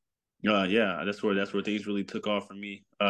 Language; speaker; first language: English; native; English